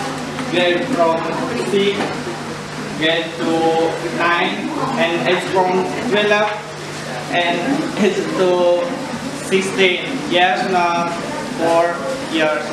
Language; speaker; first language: English; non-native, learner; Indonesian